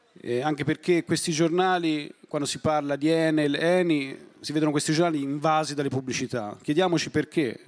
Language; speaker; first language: Italian; native; Italian